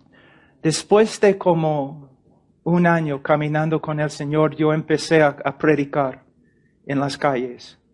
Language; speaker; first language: Spanish; non-native, fluent; English